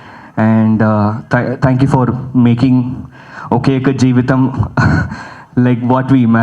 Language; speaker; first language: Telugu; early bilingual, heritage; Telugu